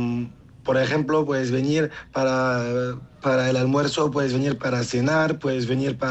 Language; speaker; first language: Spanish; non-native, learner; French